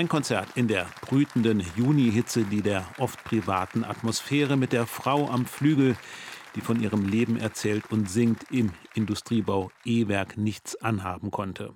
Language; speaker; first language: German; native; German